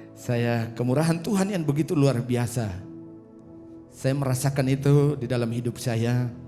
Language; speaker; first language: Indonesian; non-native, local second language; Tetum